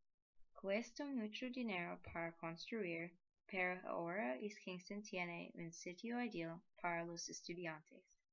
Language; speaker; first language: Spanish; non-native, learner; English